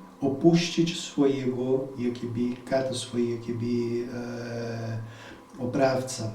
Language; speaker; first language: Polish; non-native, fluent; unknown